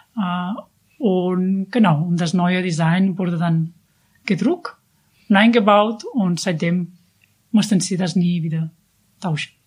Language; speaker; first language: German; non-native, fluent; Catalan